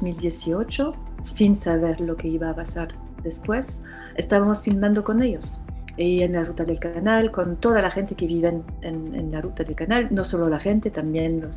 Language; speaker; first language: Spanish; non-native, fluent; French